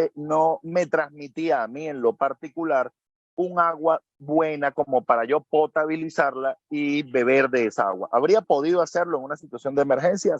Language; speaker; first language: Spanish; native; Spanish